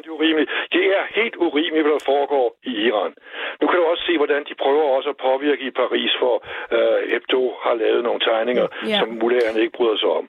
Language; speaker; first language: Danish; native; Danish